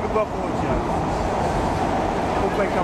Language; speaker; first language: Dutch; non-native, learner; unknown